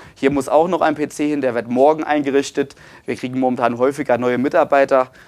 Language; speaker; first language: German; native; German